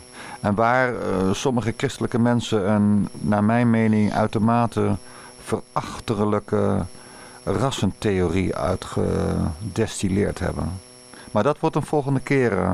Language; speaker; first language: Dutch; native; Dutch